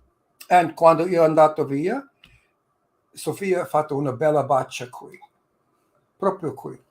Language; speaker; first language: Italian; early bilingual, heritage; English